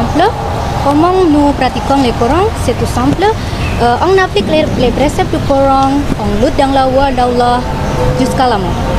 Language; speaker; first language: French; non-native, fluent; Indonesian